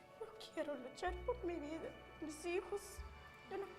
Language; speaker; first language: Spanish; non-native, local second language; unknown